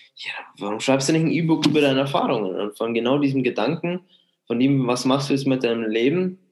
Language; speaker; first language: German; native; German